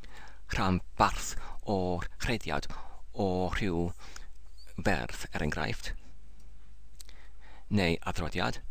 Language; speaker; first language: Welsh; non-native, learner; English